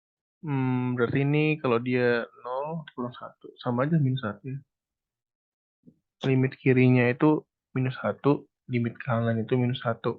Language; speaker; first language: Indonesian; native; Indonesian